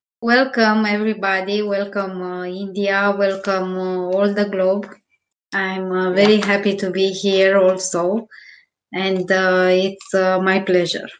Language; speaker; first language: English; non-native, learner; Romanian